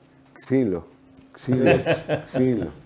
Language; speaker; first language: Greek; non-native, learner; Spanish